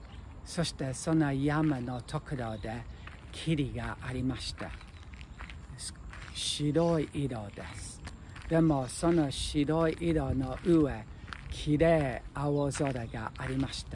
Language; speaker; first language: Japanese; non-native, learner; English